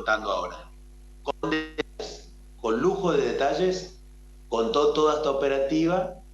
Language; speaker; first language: Spanish; native; Spanish